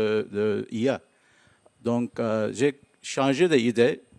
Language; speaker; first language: French; non-native, learner; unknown